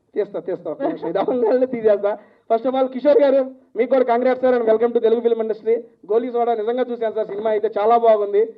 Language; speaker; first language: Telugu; native; Telugu